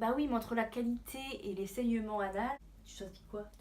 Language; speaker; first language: French; native; French